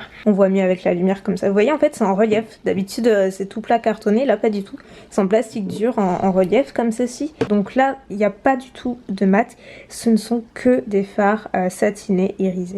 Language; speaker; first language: French; native; French